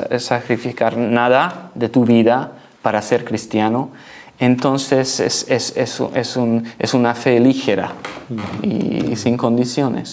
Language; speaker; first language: Spanish; non-native, learner; Hungarian